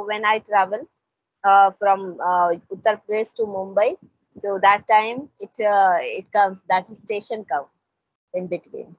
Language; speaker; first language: English; non-native, local second language; Hindi